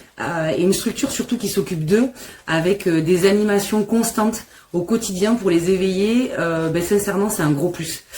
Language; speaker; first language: French; native; French